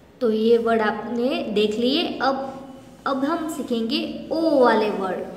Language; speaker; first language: Hindi; non-native, local second language; Gujarati